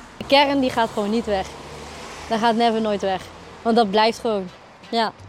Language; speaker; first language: Dutch; early bilingual, other home language; Arabic